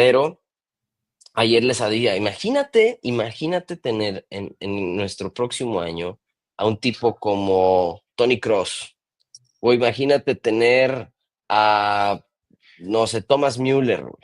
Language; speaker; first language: Spanish; native; Spanish